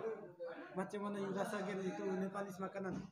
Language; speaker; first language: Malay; non-native, learner; Nepali